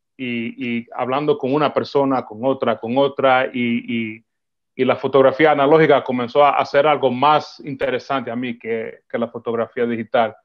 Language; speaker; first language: Spanish; early bilingual, heritage; Spanish